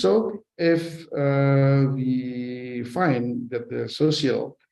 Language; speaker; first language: English; non-native, fluent; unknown